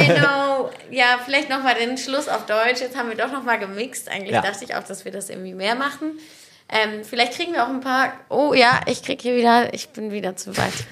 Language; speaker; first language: German; native; German